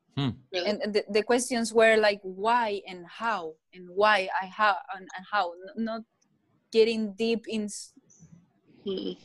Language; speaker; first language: English; non-native, learner; Spanish